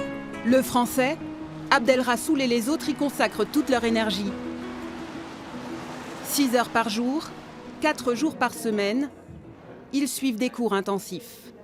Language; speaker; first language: French; native; French